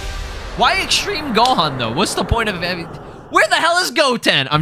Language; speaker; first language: English; native; English